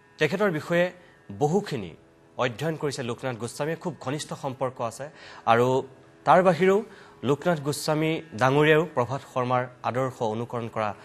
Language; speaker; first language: Assamese; native; Assamese